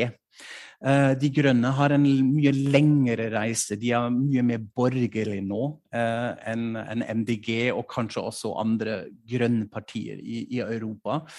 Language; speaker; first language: Norwegian; non-native, fluent; German